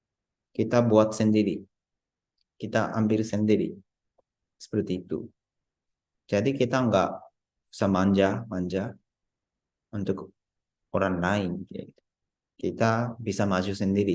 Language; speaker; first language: Indonesian; non-native, fluent; Japanese